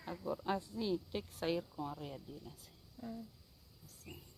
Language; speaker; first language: Portuguese; non-native, local second language; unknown